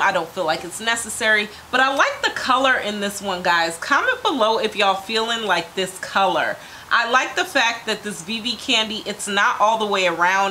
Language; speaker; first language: English; native; English